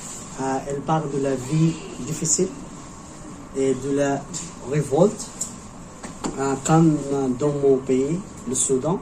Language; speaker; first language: French; non-native, learner; Arabic